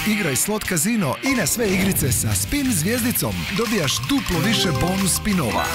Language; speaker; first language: Croatian; early bilingual, heritage; Serbian